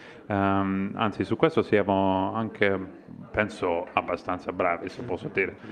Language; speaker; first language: Italian; non-native, fluent; English